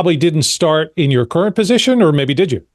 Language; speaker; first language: English; native; English